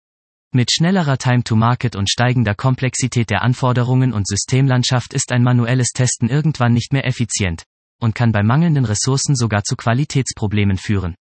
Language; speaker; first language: German; native; German